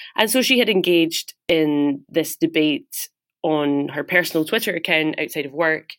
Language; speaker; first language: English; native; English